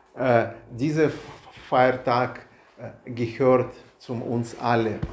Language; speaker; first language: German; non-native, learner; Russian